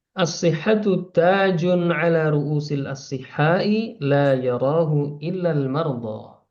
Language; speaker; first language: Arabic; non-native, fluent; Indonesian